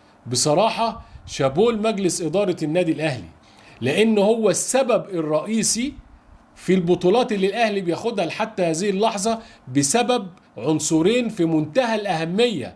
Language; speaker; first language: Arabic; native; Arabic